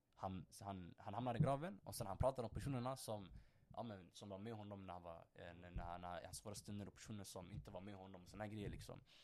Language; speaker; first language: Swedish; early bilingual, other home language; Somali